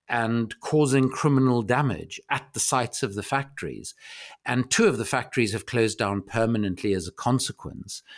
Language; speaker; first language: English; native; English